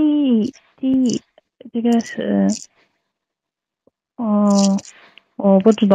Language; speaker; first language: Chinese; non-native, learner; Arabic